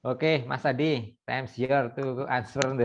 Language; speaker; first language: English; non-native, fluent; Indonesian